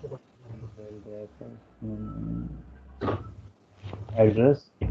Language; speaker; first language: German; non-native, learner; Hindi